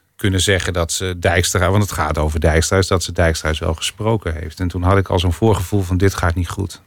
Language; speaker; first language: Dutch; native; Dutch